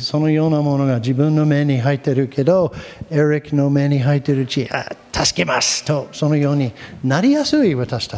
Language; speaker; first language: Japanese; non-native, fluent; English